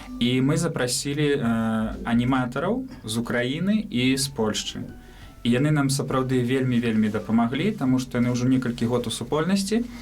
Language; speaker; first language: Belarusian; native; Belarusian